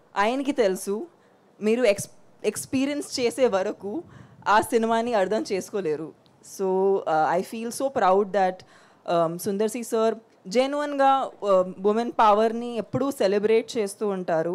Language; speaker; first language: Telugu; non-native, fluent; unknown